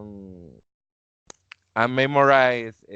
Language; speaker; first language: English; non-native, learner; Spanish